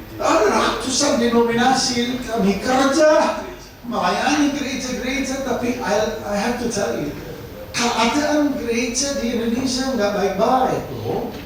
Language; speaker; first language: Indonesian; non-native, fluent; English